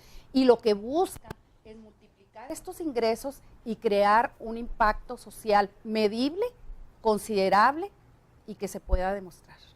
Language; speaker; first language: Spanish; native; Spanish